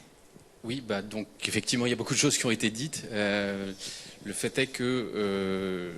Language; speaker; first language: French; native; French